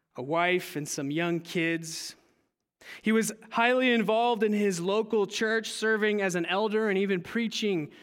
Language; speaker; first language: English; native; English